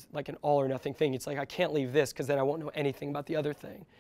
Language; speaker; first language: English; native; English